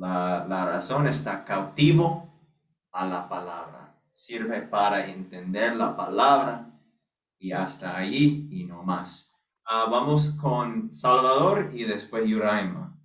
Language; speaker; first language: Spanish; non-native, fluent; English